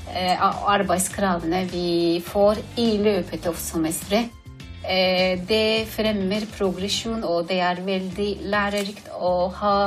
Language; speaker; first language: Norwegian; non-native, fluent; Turkish